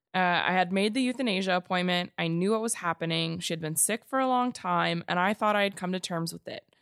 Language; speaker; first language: English; native; English